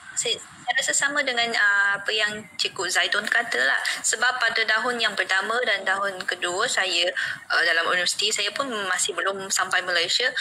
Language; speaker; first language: Malay; non-native, fluent; Chinese